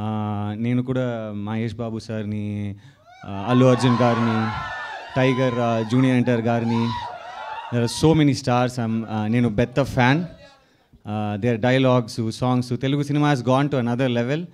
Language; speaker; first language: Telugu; non-native, learner; Tamil